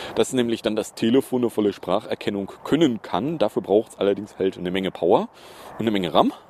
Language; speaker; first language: German; native; German